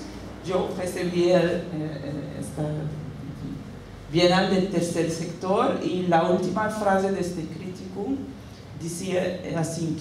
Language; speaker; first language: Spanish; non-native, fluent; Portuguese